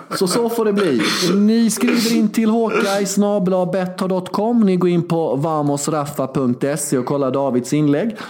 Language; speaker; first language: Swedish; early bilingual, other home language; Serbian